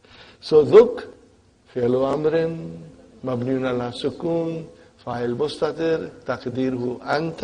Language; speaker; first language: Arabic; non-native, fluent; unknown